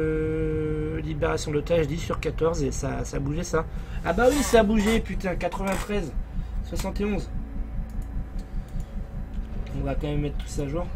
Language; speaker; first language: French; native; French